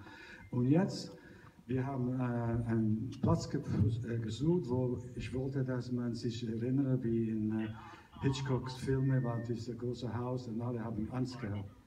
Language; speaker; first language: German; non-native, learner; Italian